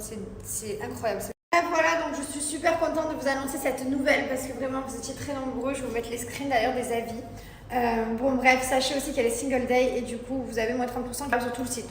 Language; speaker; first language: French; native; French